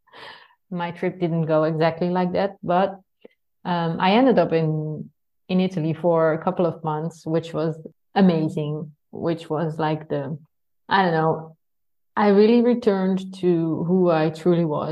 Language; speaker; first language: English; non-native, fluent; Dutch